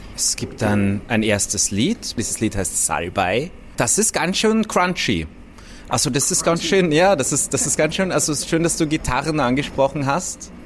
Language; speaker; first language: German; native; German